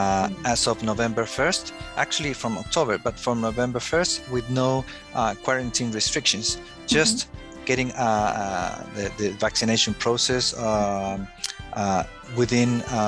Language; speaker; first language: English; non-native, fluent; Spanish